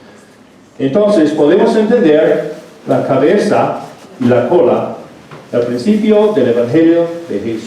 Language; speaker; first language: Spanish; non-native, fluent; English